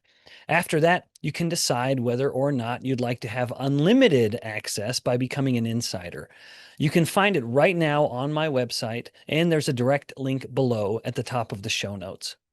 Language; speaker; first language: English; native; English